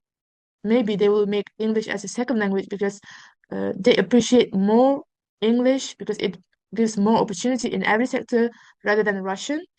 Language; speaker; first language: English; non-native, fluent; Uzbek